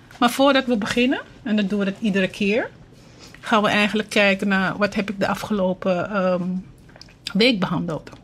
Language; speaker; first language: Dutch; native; Dutch